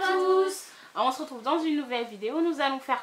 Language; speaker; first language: French; native; French